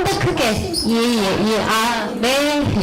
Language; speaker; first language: Korean; native; Korean